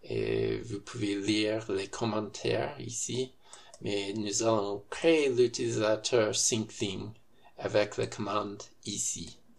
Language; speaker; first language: French; non-native, fluent; English